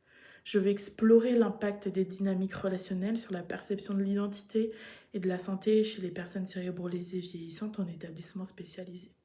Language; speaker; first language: French; native; French